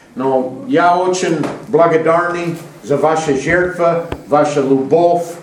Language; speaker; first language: Russian; non-native, learner; English